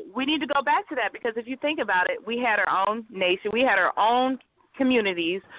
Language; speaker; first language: English; native; English